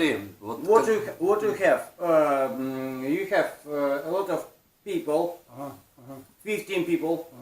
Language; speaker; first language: English; non-native, learner; Russian